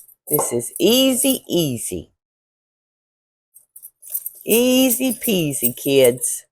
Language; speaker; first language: English; native; English